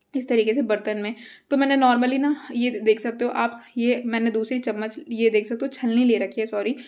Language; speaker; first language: Hindi; native; Hindi